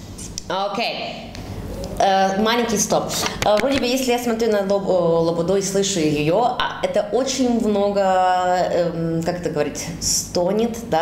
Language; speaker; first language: Russian; early bilingual, heritage; Russian